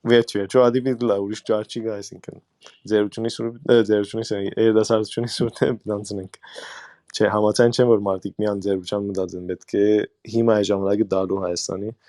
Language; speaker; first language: Armenian; early bilingual, heritage; Armenian